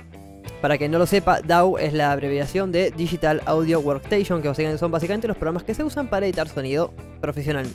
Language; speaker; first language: Spanish; native; Spanish